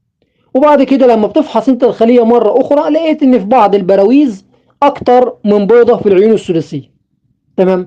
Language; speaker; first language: Arabic; native; Arabic